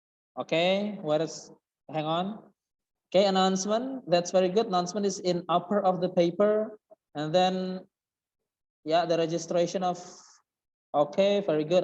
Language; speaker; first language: English; non-native, fluent; Indonesian